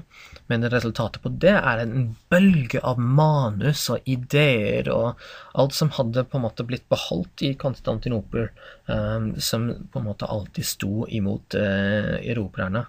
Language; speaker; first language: Norwegian; non-native, fluent; English